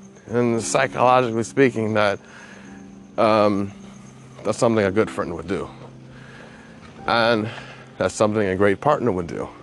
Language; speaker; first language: English; native; English